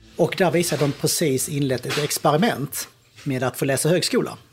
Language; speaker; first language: Swedish; native; Swedish